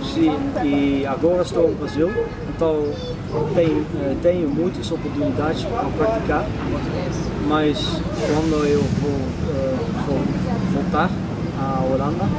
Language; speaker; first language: Portuguese; non-native, learner; Dutch